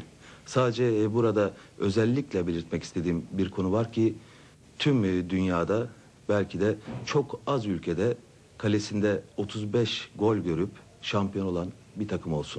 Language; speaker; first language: Turkish; native; Turkish